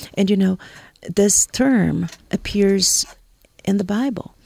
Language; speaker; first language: English; non-native, fluent; Portuguese